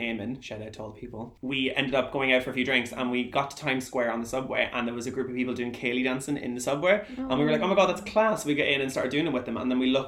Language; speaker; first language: English; native; English